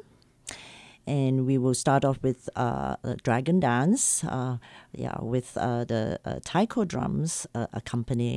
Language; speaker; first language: English; non-native, local second language; Chinese